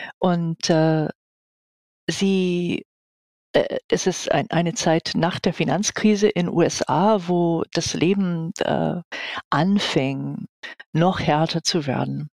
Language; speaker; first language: German; non-native, fluent; English